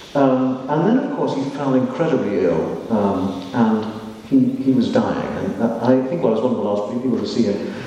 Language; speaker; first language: English; native; English